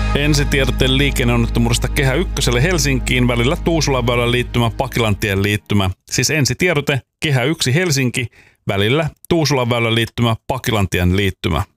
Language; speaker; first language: Finnish; native; Finnish